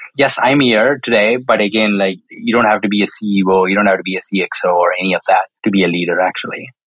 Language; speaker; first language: English; non-native, local second language; Tamil